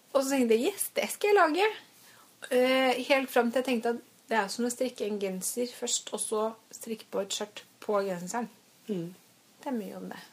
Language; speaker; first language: Norwegian; native; Norwegian